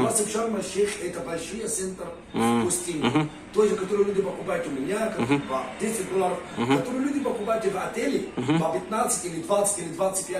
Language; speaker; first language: Russian; non-native, learner; Arabic